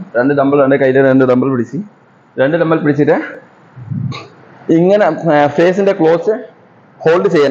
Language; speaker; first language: Malayalam; non-native, learner; Assamese